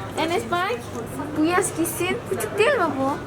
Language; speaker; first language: Turkish; non-native, learner; Indonesian